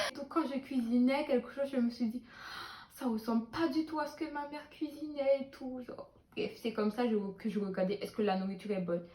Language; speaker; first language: French; non-native, local second language; Haitian Creole